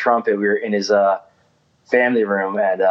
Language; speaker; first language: English; native; English